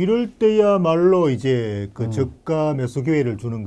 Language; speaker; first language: Korean; native; Korean